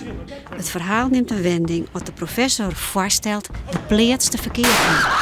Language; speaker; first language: Dutch; non-native, local second language; Western Frisian